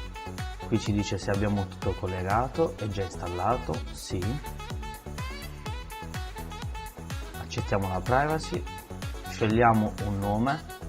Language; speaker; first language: Italian; native; Italian